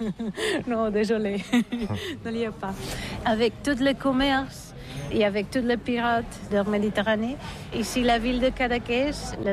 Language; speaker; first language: French; non-native, learner; Catalan